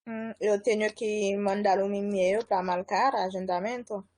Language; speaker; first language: Portuguese; non-native, fluent; Haitian Creole